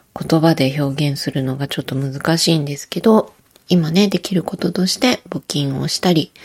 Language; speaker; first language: Japanese; native; Japanese